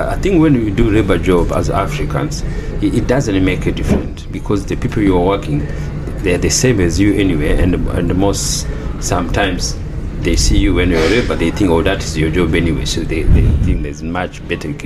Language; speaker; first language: English; non-native, local second language; Kinyarwanda